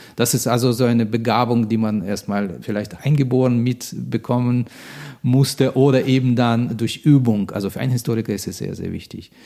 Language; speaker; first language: German; non-native, fluent; Russian